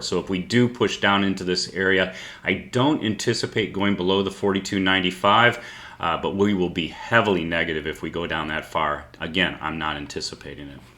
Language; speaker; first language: English; native; English